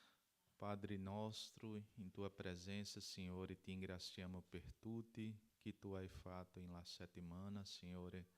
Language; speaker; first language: Italian; non-native, learner; Portuguese